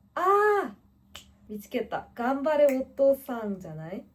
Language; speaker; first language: Japanese; non-native, learner; Korean